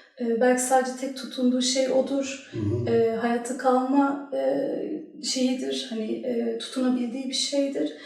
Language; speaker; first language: Turkish; early bilingual, heritage; Turkish